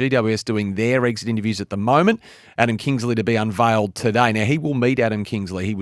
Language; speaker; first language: English; native; English